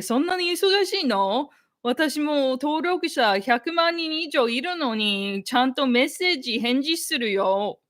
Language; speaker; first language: Japanese; non-native, fluent; English